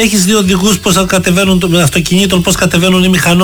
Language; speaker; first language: Greek; native; Greek